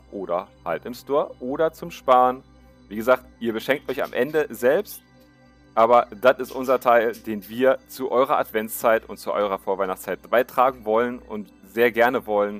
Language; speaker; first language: German; native; German